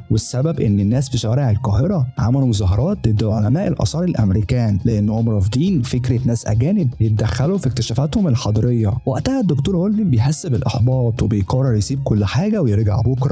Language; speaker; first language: Arabic; native; Arabic